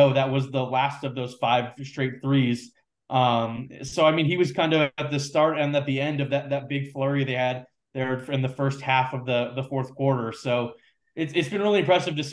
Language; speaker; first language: English; native; English